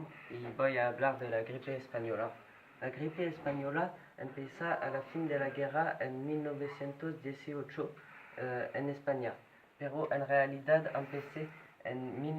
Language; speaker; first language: Spanish; non-native, learner; French